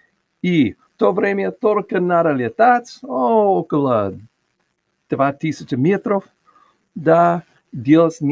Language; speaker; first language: Russian; non-native, learner; English